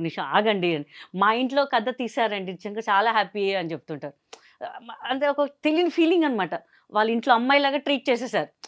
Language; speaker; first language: Telugu; non-native, local second language; Hindi